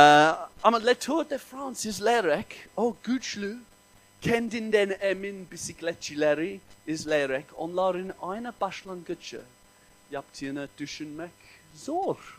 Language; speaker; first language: Turkish; non-native, fluent; English